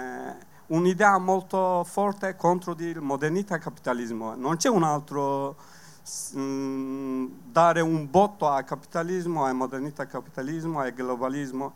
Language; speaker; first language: Italian; non-native, learner; Kurdish